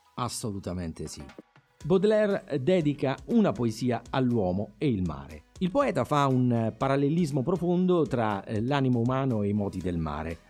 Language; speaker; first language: Italian; native; Italian